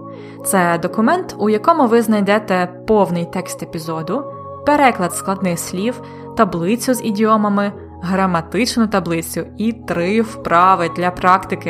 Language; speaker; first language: Ukrainian; native; Ukrainian